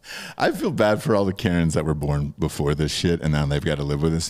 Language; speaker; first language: English; native; English